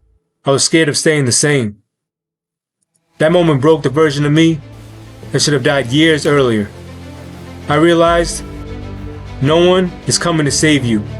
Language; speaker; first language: English; native; English